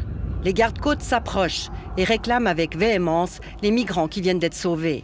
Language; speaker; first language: French; native; French